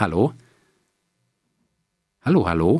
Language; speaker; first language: Hungarian; native; Hungarian